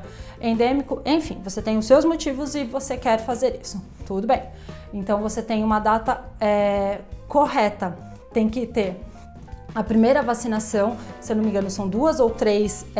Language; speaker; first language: Portuguese; native; Portuguese